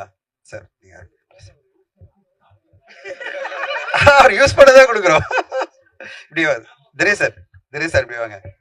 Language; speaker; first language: Tamil; native; Tamil